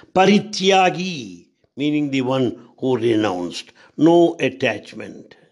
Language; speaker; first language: English; non-native, local second language; Telugu